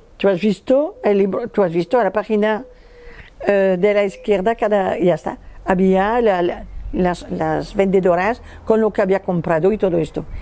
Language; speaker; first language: Spanish; non-native, fluent; French